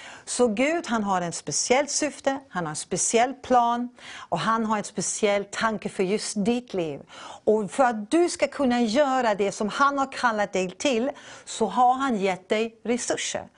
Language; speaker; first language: Swedish; non-native, fluent; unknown